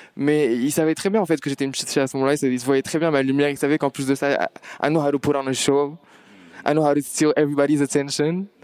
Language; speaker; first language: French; non-native, local second language; Arabic